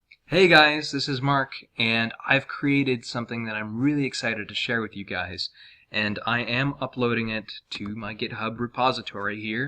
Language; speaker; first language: English; native; English